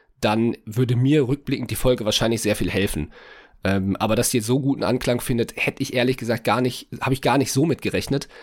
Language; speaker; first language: German; native; German